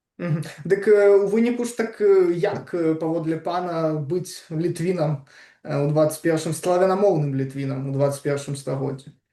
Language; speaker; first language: Belarusian; non-native, local second language; Russian